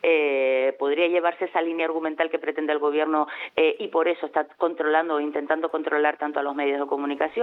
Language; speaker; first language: Spanish; native; Spanish